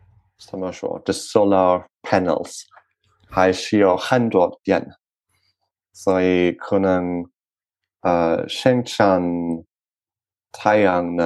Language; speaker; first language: Chinese; non-native, learner; French